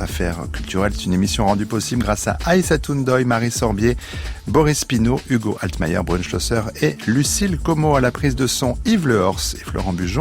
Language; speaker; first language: French; native; French